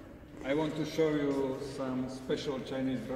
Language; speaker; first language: English; non-native, learner; Slovak